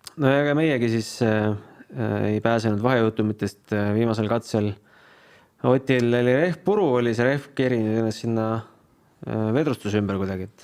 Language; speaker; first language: Estonian; native; Estonian